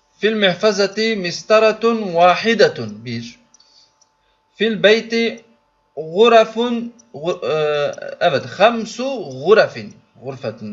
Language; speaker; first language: Arabic; non-native, learner; Turkish